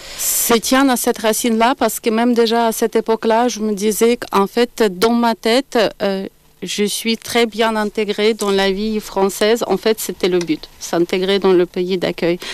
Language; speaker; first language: French; non-native, fluent; Ukrainian